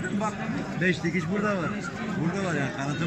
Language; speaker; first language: Turkish; native; Turkish